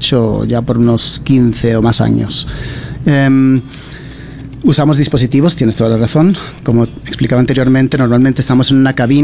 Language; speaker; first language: Spanish; early bilingual, other home language; English